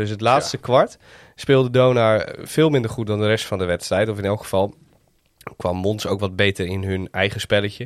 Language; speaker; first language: Dutch; native; Dutch